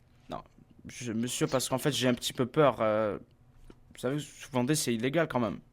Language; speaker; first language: French; native; French